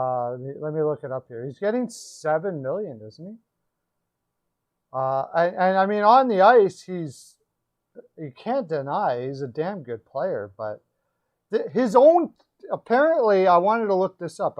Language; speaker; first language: English; native; English